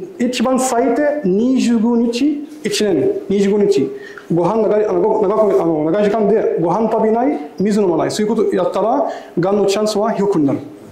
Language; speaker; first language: Japanese; non-native, learner; Arabic